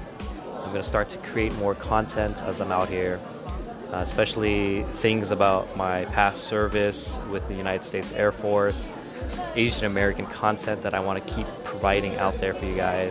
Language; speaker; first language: English; native; English